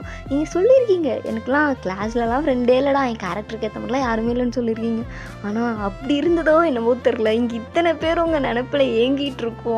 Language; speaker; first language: Tamil; native; Tamil